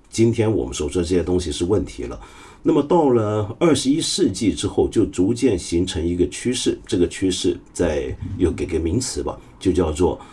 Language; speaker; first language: Chinese; non-native, local second language; Cantonese